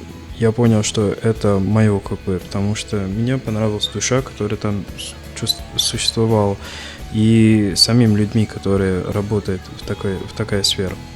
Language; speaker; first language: Russian; non-native, fluent; Arabic